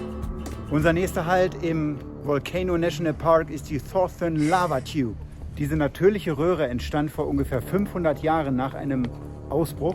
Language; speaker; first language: German; native; German